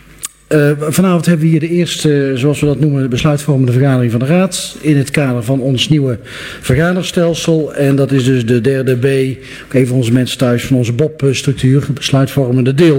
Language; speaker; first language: Dutch; native; Dutch